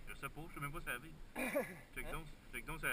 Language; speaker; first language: French; native; French